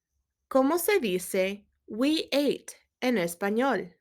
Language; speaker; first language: Spanish; non-native, learner; English